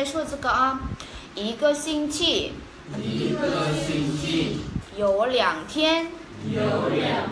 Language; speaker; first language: Chinese; non-native, fluent; Vietnamese